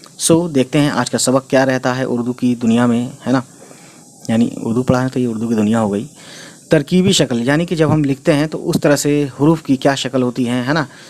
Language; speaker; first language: Hindi; native; Hindi